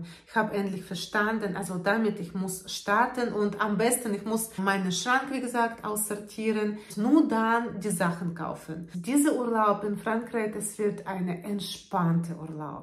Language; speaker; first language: German; non-native, fluent; Russian